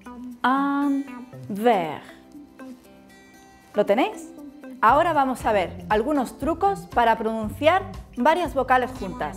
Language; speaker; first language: Spanish; native; Spanish